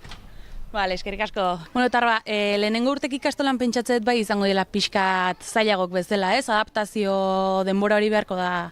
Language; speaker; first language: Basque; native; Basque